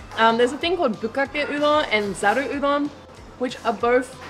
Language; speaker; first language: English; native; English